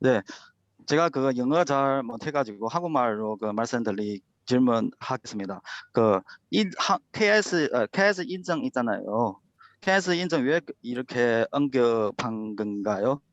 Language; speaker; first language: Korean; non-native, fluent; Chinese